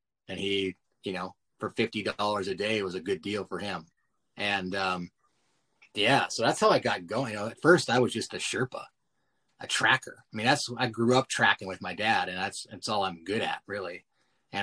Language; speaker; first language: English; native; English